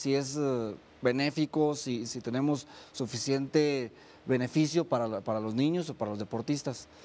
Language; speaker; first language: Spanish; native; Spanish